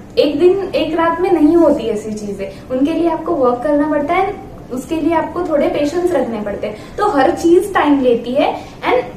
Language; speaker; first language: Hindi; non-native, local second language; Marathi